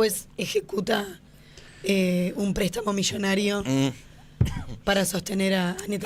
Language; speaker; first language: Spanish; native; Spanish